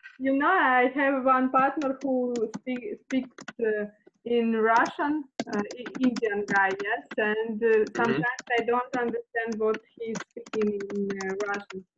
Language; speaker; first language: English; non-native, learner; Russian